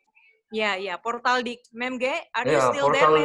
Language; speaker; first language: English; non-native, learner; Indonesian